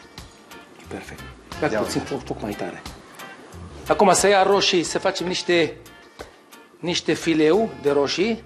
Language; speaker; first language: Romanian; non-native, learner; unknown